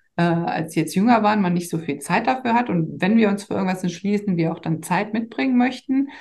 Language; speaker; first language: German; native; German